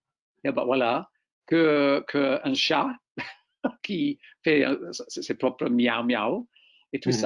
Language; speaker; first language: French; non-native, fluent; English